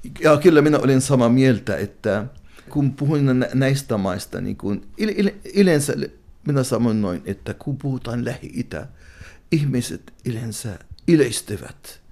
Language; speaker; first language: Finnish; non-native, fluent; Arabic